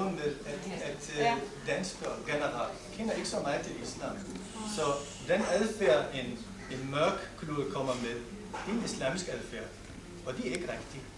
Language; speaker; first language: Danish; non-native, local second language; Arabic